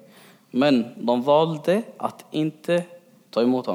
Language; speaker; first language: Swedish; early bilingual, other home language; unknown